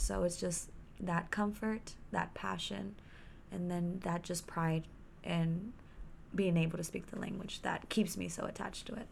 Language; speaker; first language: English; early bilingual, other home language; Spanish